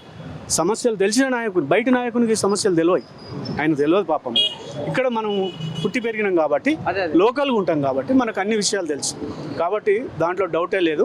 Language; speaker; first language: Telugu; native; Telugu